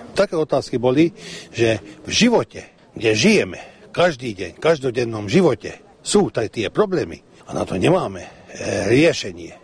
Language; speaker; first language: Slovak; early bilingual, heritage; Slovak